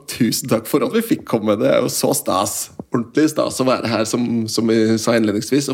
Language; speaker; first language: Norwegian; native; Norwegian